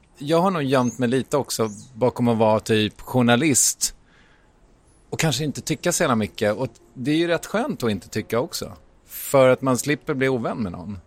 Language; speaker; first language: Swedish; native; Swedish